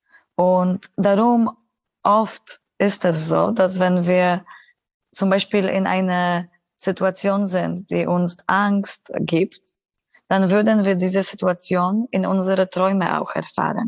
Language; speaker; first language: German; non-native, fluent; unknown